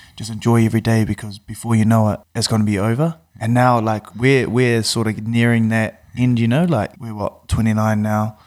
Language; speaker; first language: English; native; English